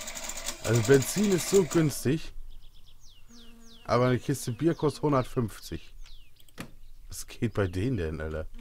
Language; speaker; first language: German; native; German